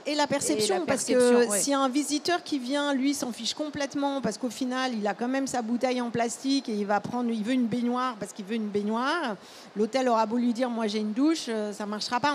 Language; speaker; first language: French; native; French